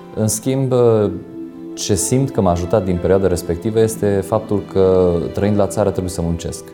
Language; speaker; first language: Romanian; non-native, local second language; Hungarian